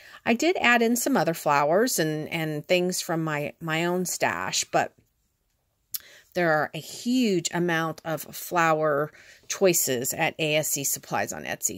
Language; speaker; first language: English; native; English